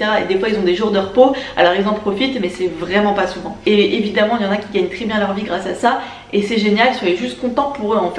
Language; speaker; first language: French; native; French